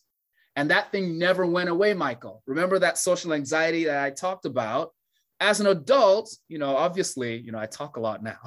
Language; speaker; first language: English; non-native, local second language; Yoruba